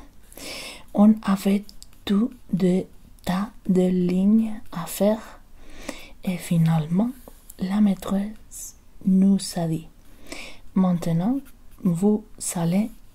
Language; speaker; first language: French; non-native, learner; Spanish